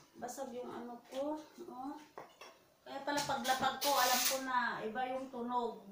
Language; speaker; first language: Filipino; non-native, local second language; Iloko